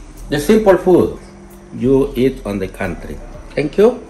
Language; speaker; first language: English; non-native, learner; Spanish